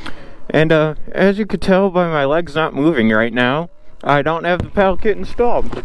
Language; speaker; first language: English; native; English